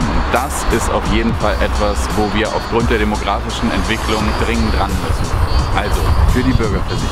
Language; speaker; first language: German; native; German